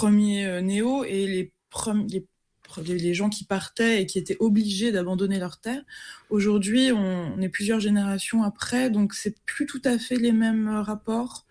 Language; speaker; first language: French; native; French